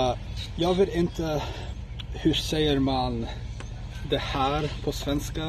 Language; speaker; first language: Swedish; non-native, learner; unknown